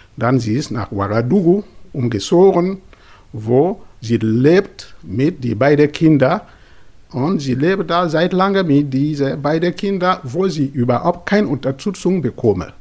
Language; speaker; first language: German; non-native, learner; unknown